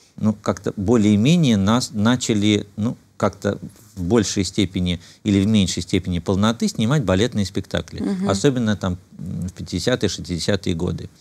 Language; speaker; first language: Russian; native; Russian